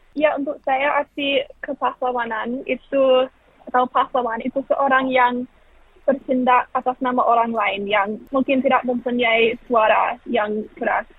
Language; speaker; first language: Indonesian; non-native, fluent; English